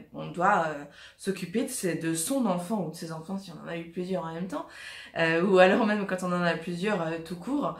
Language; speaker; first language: French; native; French